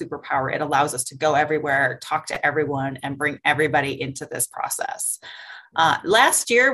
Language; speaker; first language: English; native; English